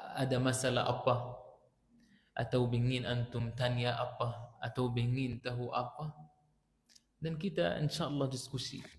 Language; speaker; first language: Malay; non-native, fluent; Arabic